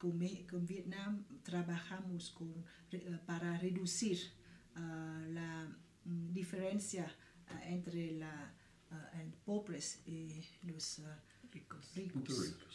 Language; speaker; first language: Spanish; non-native, fluent; Vietnamese